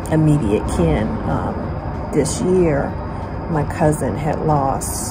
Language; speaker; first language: English; native; English